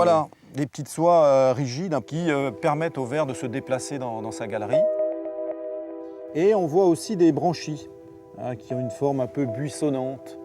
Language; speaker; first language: French; native; French